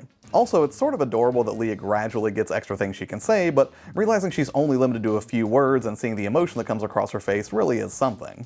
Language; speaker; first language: English; native; English